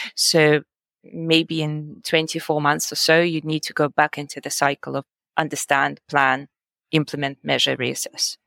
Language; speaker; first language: English; non-native, fluent; Russian